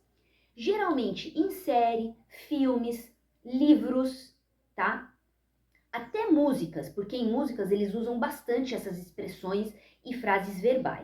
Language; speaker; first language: Portuguese; early bilingual, heritage; Portuguese